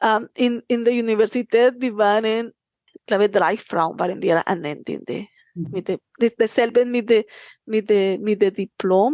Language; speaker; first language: German; non-native, fluent; Spanish